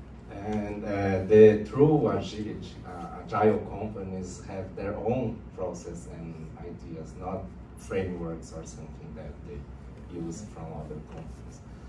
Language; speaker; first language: English; non-native, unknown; Portuguese